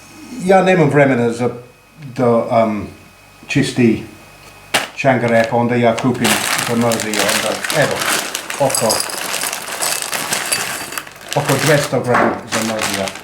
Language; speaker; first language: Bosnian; non-native, learner; English